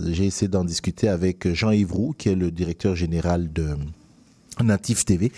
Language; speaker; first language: French; non-native, local second language; Duala